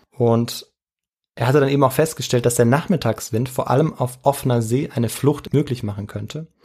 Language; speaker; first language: German; native; German